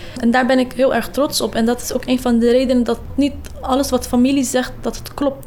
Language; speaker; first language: Dutch; early bilingual, other home language; Kurdish